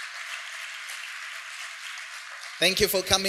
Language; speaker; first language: English; non-native, local second language; Shona